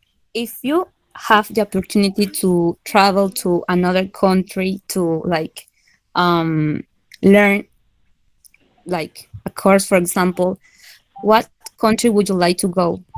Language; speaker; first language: English; non-native, fluent; Spanish